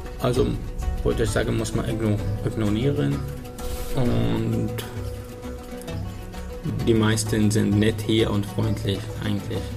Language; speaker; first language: German; non-native, learner; Arabic